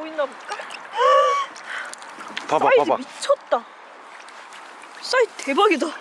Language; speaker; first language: Korean; native; Korean